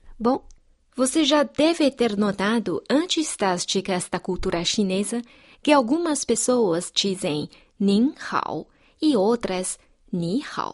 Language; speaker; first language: Portuguese; non-native, fluent; Chinese